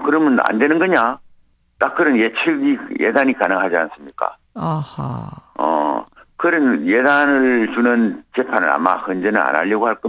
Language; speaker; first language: Korean; native; Korean